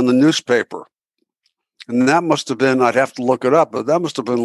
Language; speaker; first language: English; native; English